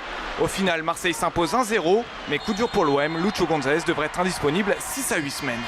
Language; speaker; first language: French; native; French